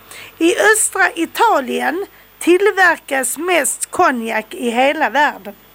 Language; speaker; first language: Swedish; native; Swedish